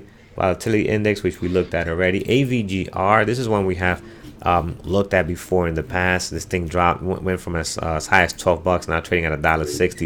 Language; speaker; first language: English; native; English